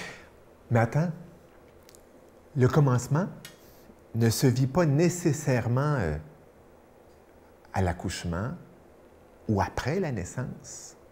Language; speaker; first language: French; native; French